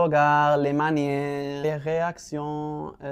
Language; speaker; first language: French; non-native, local second language; Arabic